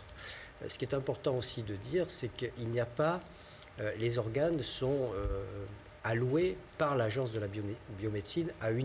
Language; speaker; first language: French; native; French